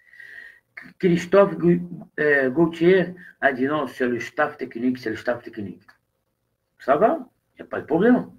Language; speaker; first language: French; non-native, learner; Portuguese